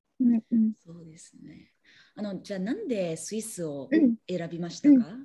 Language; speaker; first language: Japanese; non-native, learner; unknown